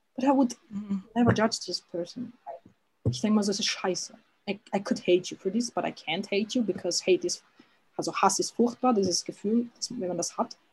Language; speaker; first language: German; early bilingual, other home language; Serbian